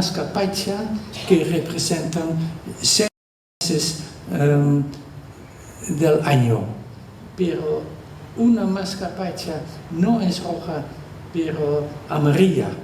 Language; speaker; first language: Spanish; non-native, fluent; Dutch